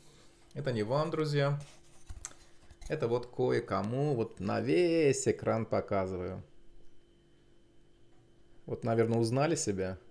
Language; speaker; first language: Russian; non-native, fluent; Azerbaijani